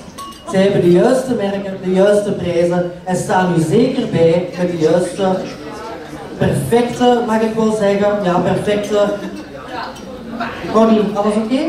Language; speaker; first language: Dutch; native; Dutch